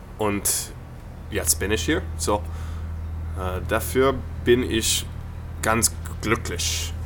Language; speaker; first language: German; non-native, learner; English